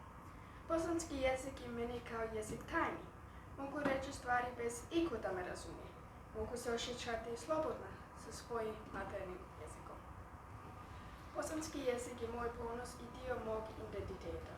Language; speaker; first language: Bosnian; early bilingual, heritage; Bosnian